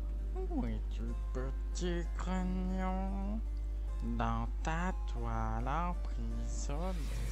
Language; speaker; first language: French; native; French